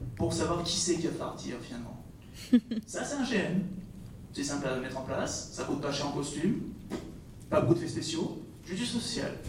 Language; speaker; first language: French; non-native, fluent; Dutch